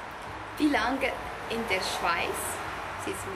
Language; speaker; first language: German; non-native, learner; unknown